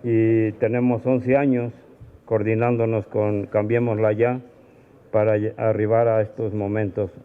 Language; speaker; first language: Spanish; native; Spanish